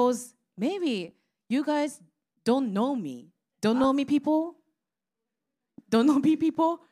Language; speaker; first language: English; non-native, learner; Japanese